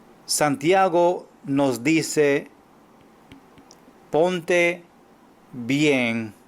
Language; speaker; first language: Spanish; non-native, fluent; English